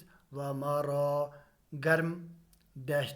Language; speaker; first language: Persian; non-native, fluent; Urdu